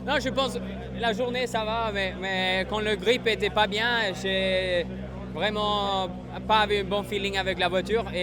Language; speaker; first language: French; non-native, learner; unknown